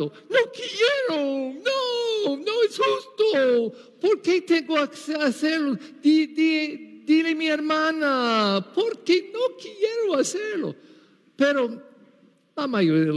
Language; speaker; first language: Spanish; non-native, learner; English